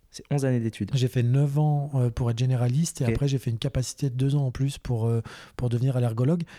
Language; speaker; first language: French; native; French